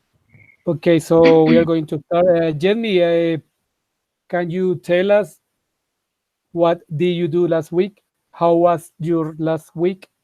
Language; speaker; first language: English; non-native, fluent; Spanish